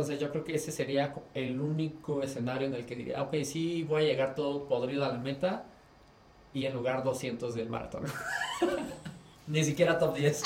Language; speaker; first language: Spanish; native; Spanish